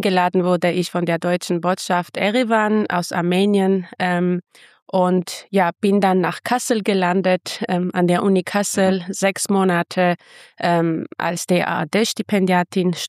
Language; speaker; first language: German; non-native, fluent; Armenian